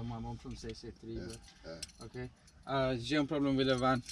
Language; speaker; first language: French; non-native, learner; English